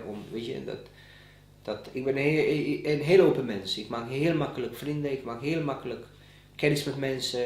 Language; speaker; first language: Dutch; non-native, fluent; Bosnian